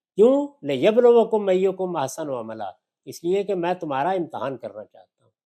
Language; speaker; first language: Urdu; non-native, local second language; Punjabi